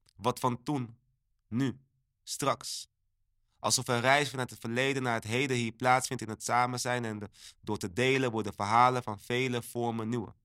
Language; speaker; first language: Dutch; early bilingual, other home language; Sranan Tongo